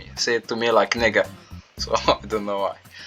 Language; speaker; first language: English; non-native, learner; Arabic